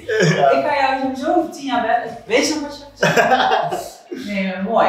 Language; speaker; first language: Dutch; native; Dutch